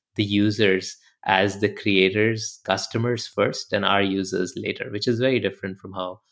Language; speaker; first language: English; non-native, local second language; Hindi